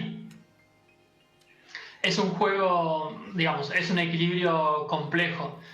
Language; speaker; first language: Spanish; native; Spanish